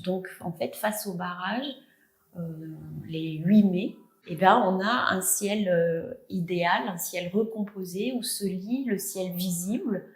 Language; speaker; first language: French; native; French